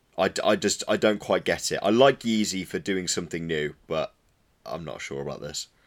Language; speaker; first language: English; native; English